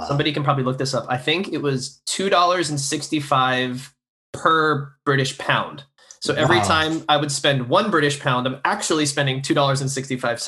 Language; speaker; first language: English; native; English